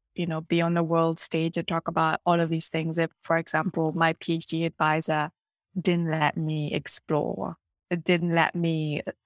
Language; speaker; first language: English; non-native, local second language; Ganda